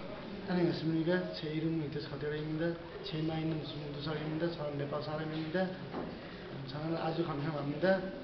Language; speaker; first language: Korean; non-native, learner; Nepali